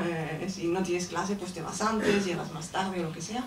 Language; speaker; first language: Spanish; native; Spanish